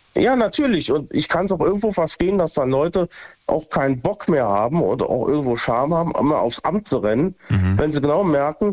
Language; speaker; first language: German; native; German